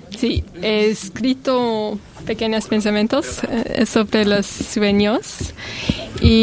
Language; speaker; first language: Spanish; non-native, learner; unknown